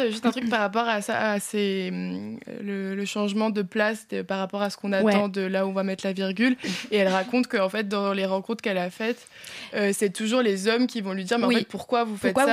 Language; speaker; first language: French; native; French